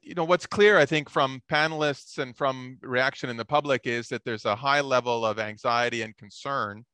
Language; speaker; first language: English; native; English